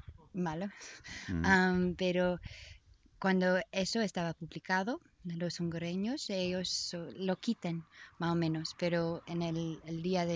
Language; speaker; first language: Spanish; non-native, learner; English